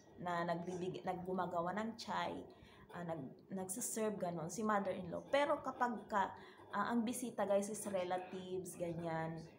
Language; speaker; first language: Filipino; native; Filipino